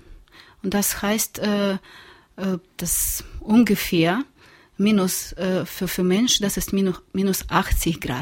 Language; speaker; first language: German; non-native, learner; Russian